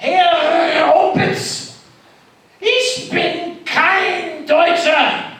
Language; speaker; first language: German; non-native, learner; English